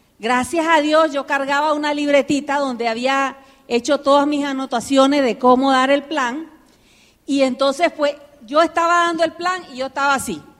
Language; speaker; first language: Spanish; early bilingual, heritage; Spanish